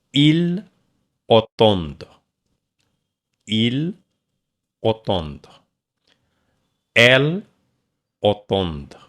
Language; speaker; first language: French; non-native, learner; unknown